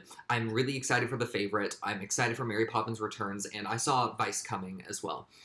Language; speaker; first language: English; native; English